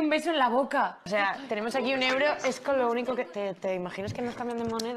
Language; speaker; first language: Spanish; native; Spanish